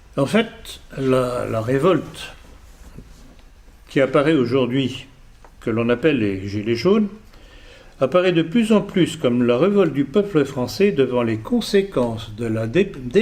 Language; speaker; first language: French; native; French